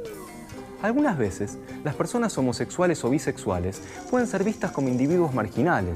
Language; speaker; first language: Spanish; native; Spanish